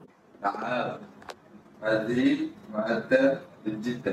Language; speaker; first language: Arabic; non-native, learner; Malay